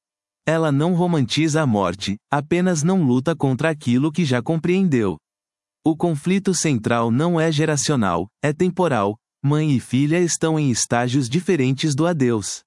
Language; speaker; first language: Portuguese; native; Portuguese